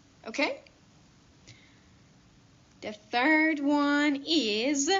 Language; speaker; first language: English; non-native, fluent; Persian